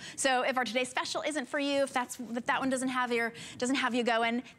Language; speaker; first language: English; native; English